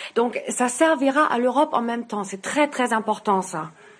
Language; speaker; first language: French; non-native, fluent; German